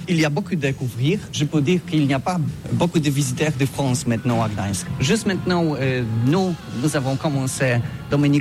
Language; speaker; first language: French; non-native, learner; Polish